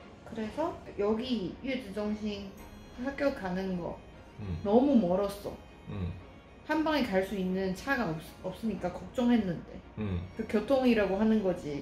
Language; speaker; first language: Korean; non-native, fluent; Chinese